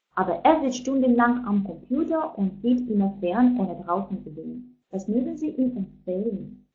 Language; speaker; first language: German; non-native, fluent; Russian